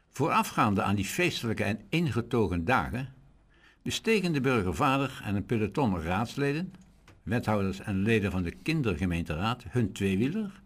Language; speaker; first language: Dutch; native; Dutch